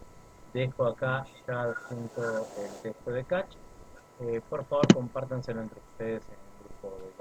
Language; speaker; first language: Spanish; native; Spanish